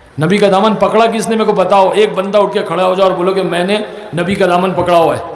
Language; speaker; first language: Urdu; native; Urdu